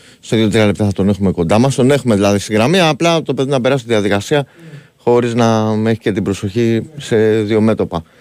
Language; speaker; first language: Greek; native; Greek